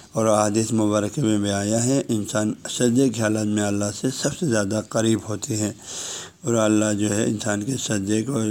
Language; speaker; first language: Urdu; non-native, local second language; Balti